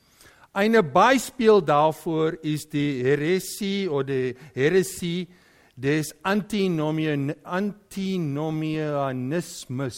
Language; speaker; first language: German; non-native, fluent; Dutch